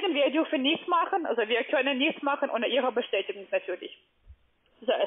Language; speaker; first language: German; non-native, fluent; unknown